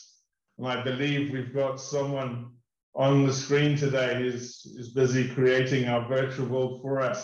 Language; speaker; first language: English; native; English